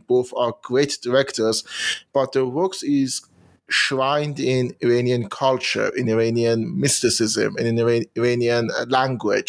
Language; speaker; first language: English; non-native, fluent; Persian